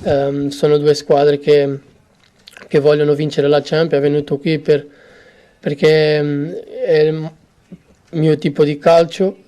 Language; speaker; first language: Italian; non-native, fluent; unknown